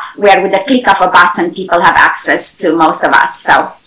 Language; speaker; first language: English; non-native, fluent; Romanian